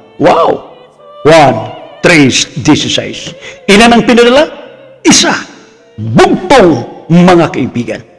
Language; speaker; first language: Filipino; non-native, local second language; Cebuano